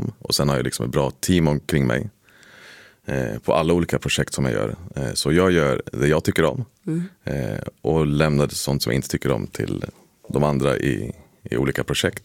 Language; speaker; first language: Swedish; native; Swedish